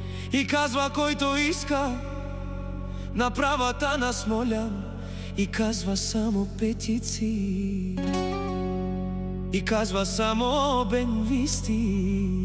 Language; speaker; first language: Bulgarian; non-native, local second language; Romany